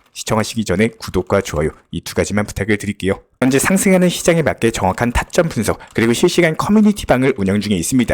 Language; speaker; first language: Korean; native; Korean